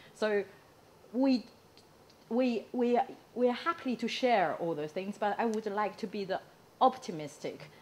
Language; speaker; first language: English; non-native, fluent; Chinese